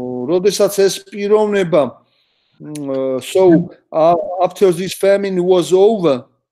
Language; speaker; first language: English; non-native, fluent; Georgian